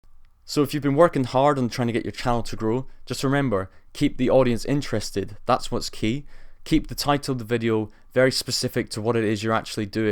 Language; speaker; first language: English; native; English